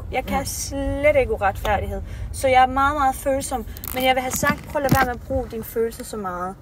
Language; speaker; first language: Danish; early bilingual, other home language; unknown